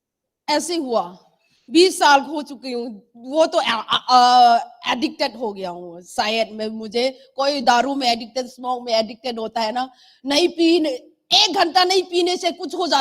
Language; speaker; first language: Hindi; non-native, local second language; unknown